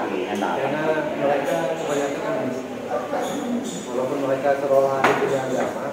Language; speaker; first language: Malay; non-native, local second language; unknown